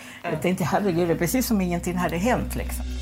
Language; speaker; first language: Swedish; non-native, fluent; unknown